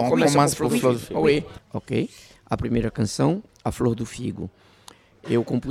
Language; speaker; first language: French; non-native, learner; Portuguese